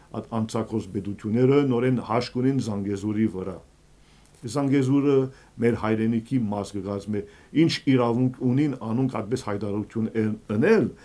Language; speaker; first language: Armenian; early bilingual, heritage; Armenian